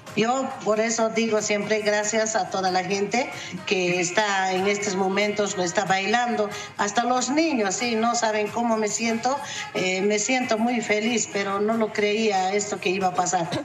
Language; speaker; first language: Spanish; native; Spanish